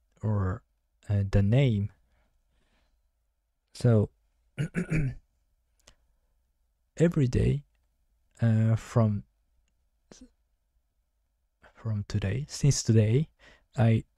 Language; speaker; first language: English; non-native, learner; Japanese